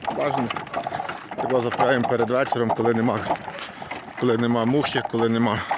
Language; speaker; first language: Ukrainian; native; Ukrainian